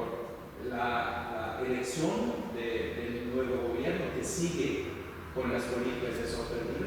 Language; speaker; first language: Spanish; non-native, fluent; Portuguese